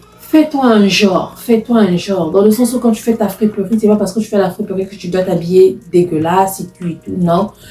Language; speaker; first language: French; non-native, local second language; Lingala